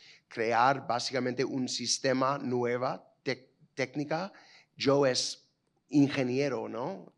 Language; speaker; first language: Spanish; non-native, fluent; English